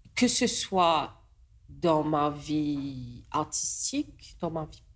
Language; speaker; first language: French; non-native, local second language; Morisyen